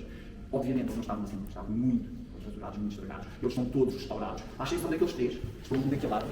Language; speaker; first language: Portuguese; native; Portuguese